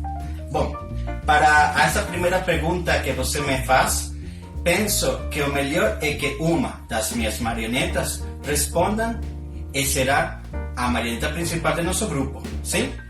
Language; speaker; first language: Portuguese; non-native, learner; Spanish